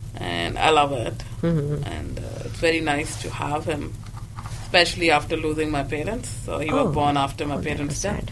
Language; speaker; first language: English; non-native, local second language; Hindi